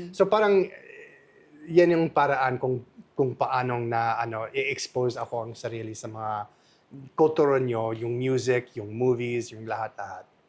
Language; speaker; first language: Filipino; non-native, fluent; English